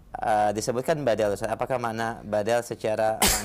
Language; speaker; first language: Indonesian; native; Indonesian